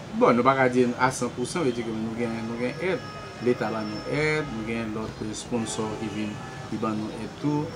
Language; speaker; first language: Haitian Creole; native; Haitian Creole